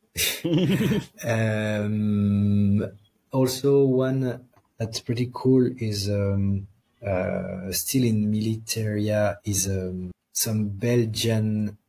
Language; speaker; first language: English; non-native, fluent; French